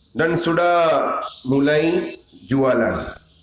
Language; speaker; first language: Indonesian; non-native, learner; Urdu